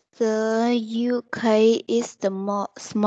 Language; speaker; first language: English; non-native, learner; Vietnamese